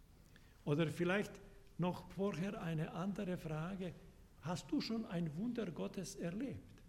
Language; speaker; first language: German; non-native, fluent; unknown